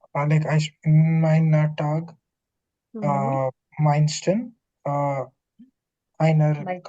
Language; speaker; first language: German; non-native, learner; Hindi